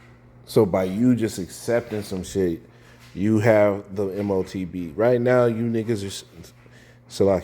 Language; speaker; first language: English; native; English